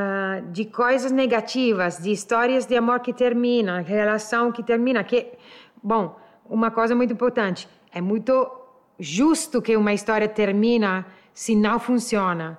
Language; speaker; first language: Portuguese; non-native, learner; Italian